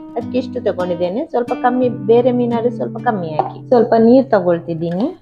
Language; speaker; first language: Kannada; non-native, local second language; Tulu